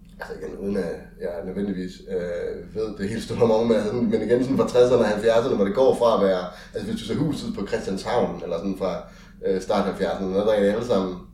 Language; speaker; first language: Danish; native; Danish